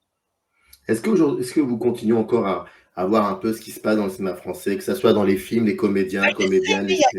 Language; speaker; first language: French; native; French